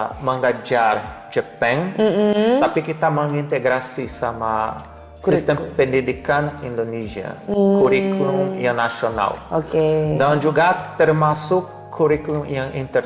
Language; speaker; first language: Indonesian; non-native, learner; Portuguese